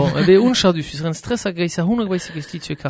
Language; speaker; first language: Basque; native; Basque